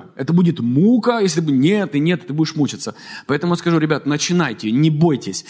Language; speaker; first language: Russian; native; Russian